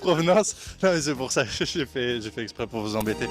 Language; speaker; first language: French; native; French